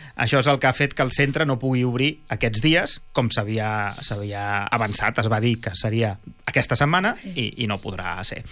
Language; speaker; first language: Catalan; native; Catalan